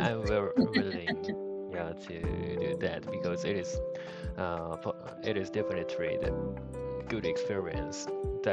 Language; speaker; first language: English; non-native, learner; Japanese